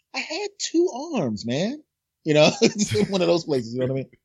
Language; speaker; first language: English; native; English